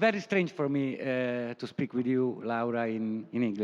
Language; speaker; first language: English; non-native, learner; Italian